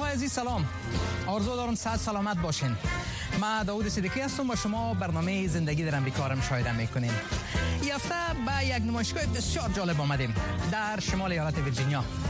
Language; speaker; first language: Persian; native; Persian